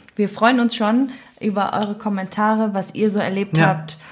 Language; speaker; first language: German; native; German